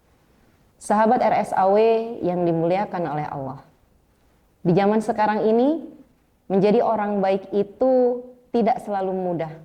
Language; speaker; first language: Indonesian; native; Indonesian